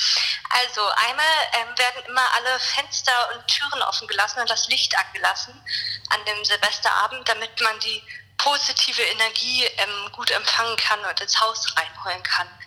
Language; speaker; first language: German; native; German